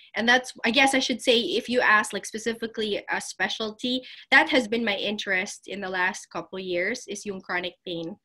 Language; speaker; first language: English; non-native, local second language; Filipino